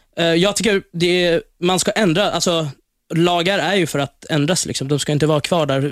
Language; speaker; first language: Swedish; non-native, fluent; Persian